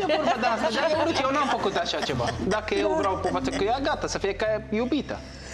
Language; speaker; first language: Romanian; non-native, learner; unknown